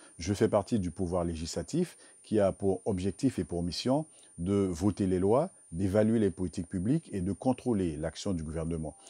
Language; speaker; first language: French; native; French